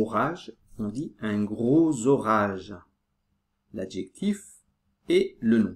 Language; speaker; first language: French; native; French